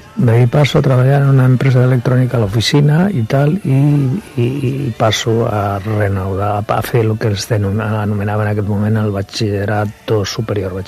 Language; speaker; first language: Catalan; non-native, local second language; Spanish